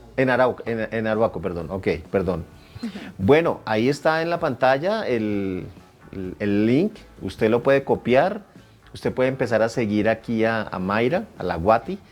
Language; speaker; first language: Spanish; native; Spanish